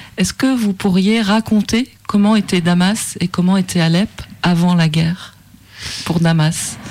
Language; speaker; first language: French; native; French